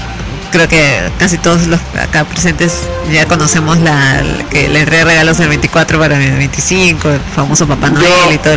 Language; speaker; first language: Spanish; native; Spanish